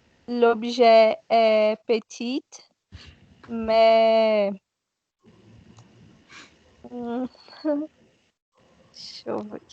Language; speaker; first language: French; non-native, learner; Portuguese